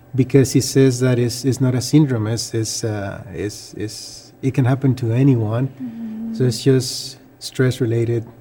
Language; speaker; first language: English; non-native, fluent; Spanish